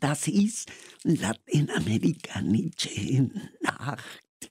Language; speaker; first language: German; non-native, learner; Slovenian